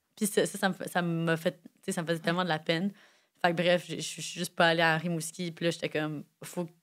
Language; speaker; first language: French; native; French